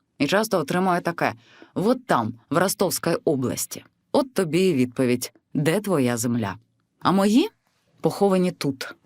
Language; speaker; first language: Ukrainian; native; Ukrainian